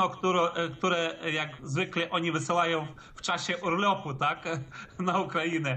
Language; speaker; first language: Polish; early bilingual, heritage; Polish